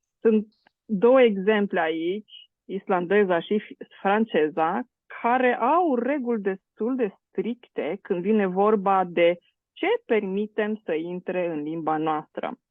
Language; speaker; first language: Romanian; native; Romanian